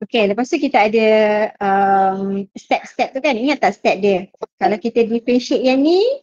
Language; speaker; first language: Malay; native; Malay